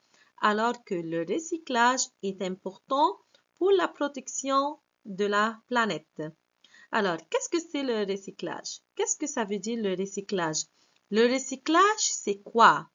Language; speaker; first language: French; non-native, fluent; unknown